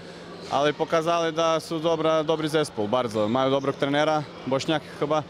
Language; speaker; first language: Polish; non-native, fluent; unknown